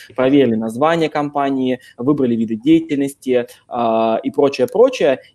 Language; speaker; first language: Russian; native; Russian